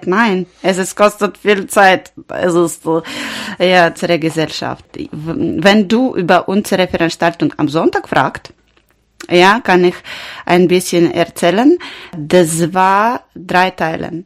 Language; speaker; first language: German; non-native, learner; Ukrainian